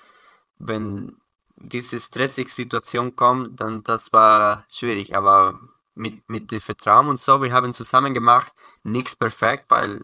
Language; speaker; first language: German; non-native, learner; Spanish